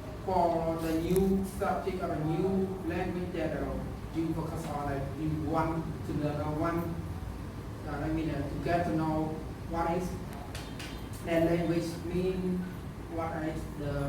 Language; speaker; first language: English; non-native, learner; Khmer